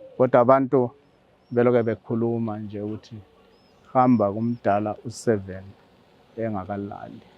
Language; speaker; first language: Zulu; native; Zulu